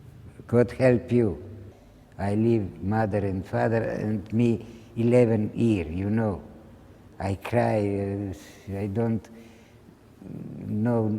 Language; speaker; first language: English; non-native, learner; Ladino